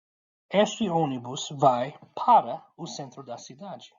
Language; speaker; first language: Portuguese; non-native, fluent; English